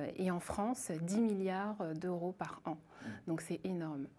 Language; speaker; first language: French; native; French